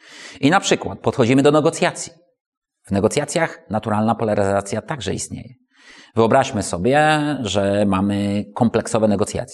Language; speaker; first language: Polish; native; Polish